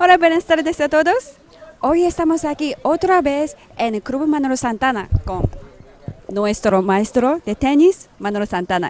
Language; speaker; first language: Spanish; non-native, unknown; Japanese